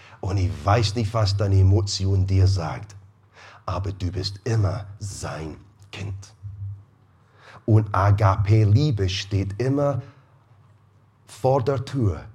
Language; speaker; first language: German; non-native, fluent; English